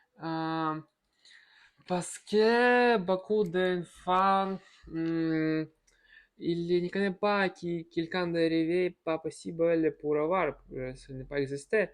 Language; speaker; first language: French; non-native, learner; Russian